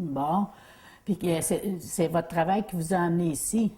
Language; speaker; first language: French; native; French